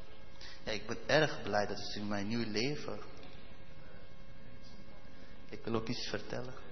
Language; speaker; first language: Dutch; non-native, learner; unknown